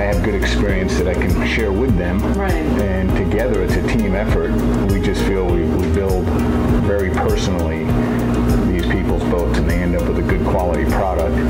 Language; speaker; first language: English; native; English